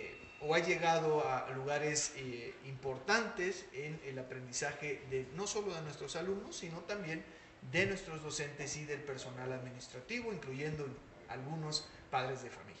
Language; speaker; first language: Spanish; native; Spanish